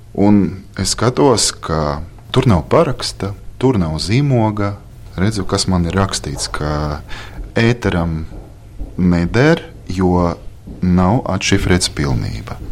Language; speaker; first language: Latvian; non-native, local second language; Russian